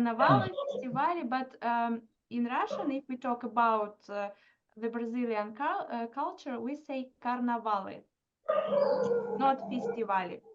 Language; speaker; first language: English; non-native, fluent; Russian